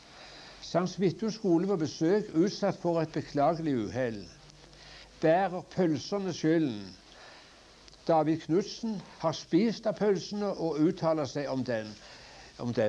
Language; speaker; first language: Norwegian; native; Norwegian